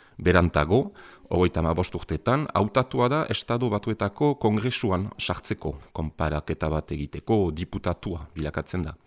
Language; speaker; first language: Basque; native; Basque